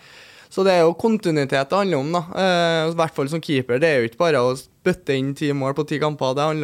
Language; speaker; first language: Norwegian; native; Norwegian